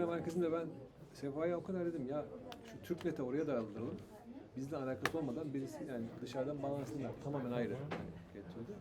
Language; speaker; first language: Turkish; native; Turkish